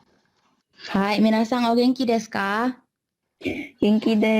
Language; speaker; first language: Japanese; non-native, learner; Indonesian